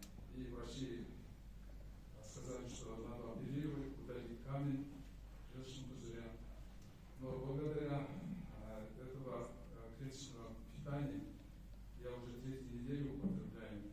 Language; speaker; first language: Russian; non-native, local second language; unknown